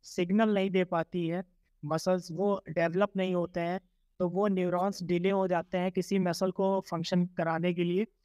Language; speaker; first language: Hindi; native; Hindi